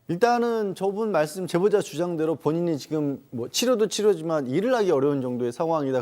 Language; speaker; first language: Korean; native; Korean